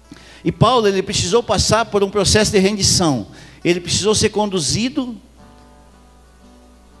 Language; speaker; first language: Portuguese; native; Portuguese